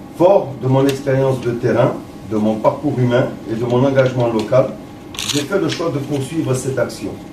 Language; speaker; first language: French; early bilingual, other home language; Arabic